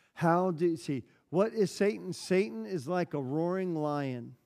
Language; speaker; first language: English; native; English